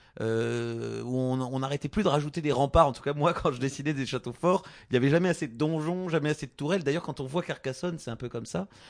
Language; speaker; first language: French; native; French